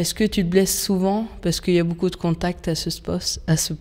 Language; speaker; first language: French; native; French